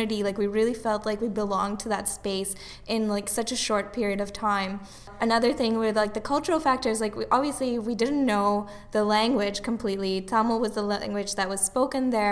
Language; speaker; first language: English; non-native, local second language; Tamil